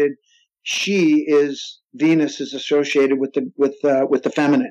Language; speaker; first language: English; native; English